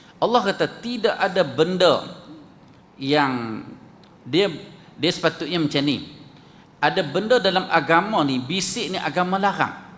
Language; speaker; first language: Malay; native; Malay